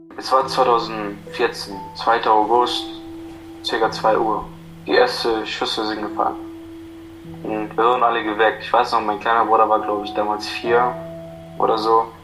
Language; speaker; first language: German; non-native, fluent; Kurdish